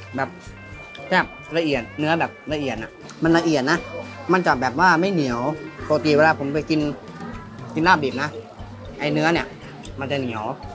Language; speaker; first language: Thai; native; Thai